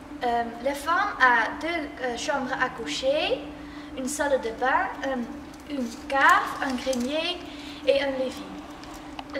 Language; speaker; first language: French; non-native, learner; Dutch